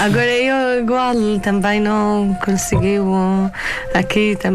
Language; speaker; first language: Portuguese; non-native, learner; Arabic